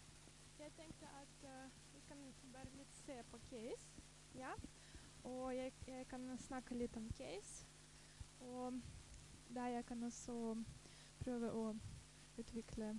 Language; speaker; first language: Norwegian; non-native, fluent; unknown